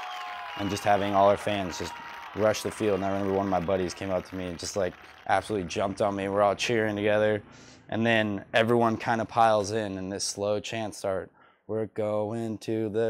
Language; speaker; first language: English; native; English